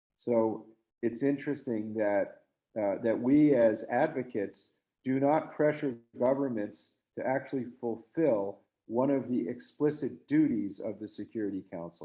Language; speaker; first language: English; native; English